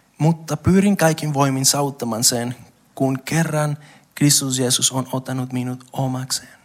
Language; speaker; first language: Finnish; non-native, fluent; Spanish